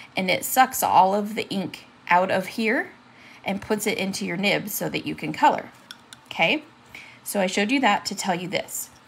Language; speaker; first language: English; native; English